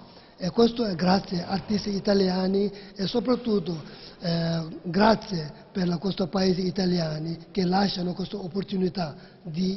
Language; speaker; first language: Italian; non-native, learner; Tibetan